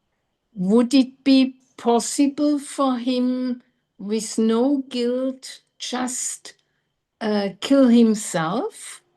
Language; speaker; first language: English; non-native, learner; German